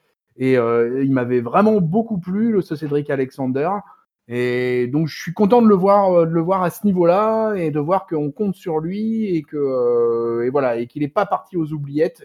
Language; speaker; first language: French; native; French